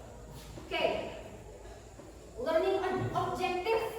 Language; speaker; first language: English; non-native, local second language; Indonesian